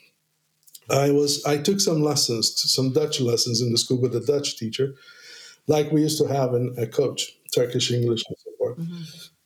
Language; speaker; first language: English; non-native, fluent; Portuguese